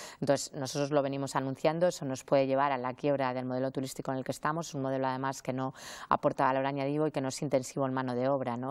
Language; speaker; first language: Spanish; native; Spanish